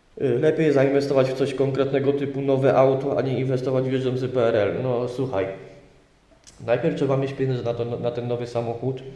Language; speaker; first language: Polish; native; Polish